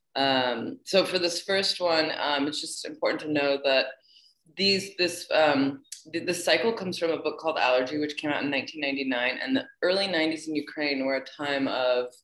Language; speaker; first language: English; native; English